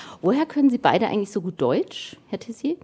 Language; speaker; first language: German; native; German